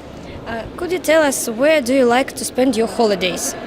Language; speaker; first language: English; non-native, learner; Russian